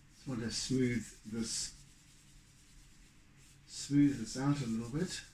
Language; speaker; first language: English; native; English